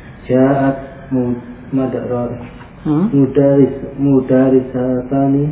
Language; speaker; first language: Arabic; non-native, learner; Indonesian